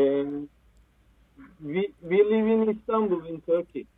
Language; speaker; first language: English; non-native, learner; Turkish